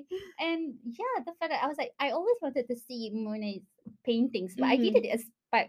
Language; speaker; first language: English; non-native, local second language; Malay